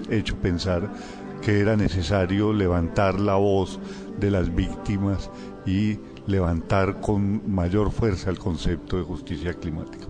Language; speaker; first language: Spanish; native; Spanish